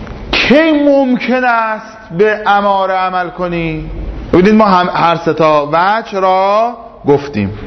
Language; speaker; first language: Persian; native; Persian